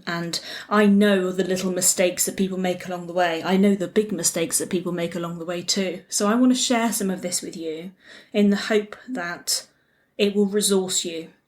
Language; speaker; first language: English; native; English